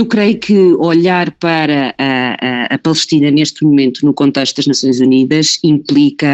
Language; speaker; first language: Portuguese; native; Portuguese